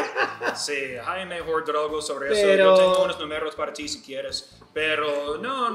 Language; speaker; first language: Spanish; non-native, learner; English